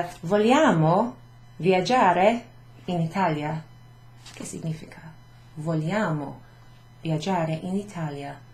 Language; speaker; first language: Italian; non-native, fluent; English